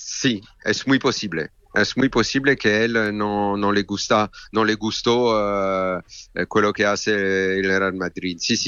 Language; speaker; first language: Spanish; non-native, learner; French